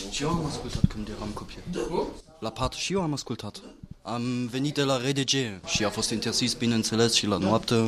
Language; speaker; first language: Romanian; non-native, fluent; German